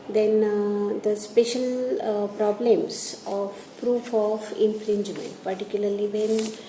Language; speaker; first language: English; non-native, local second language; Gujarati